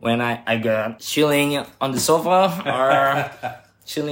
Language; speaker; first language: English; non-native, learner; Indonesian